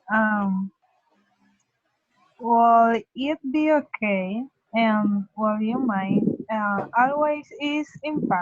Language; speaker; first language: English; non-native, learner; Spanish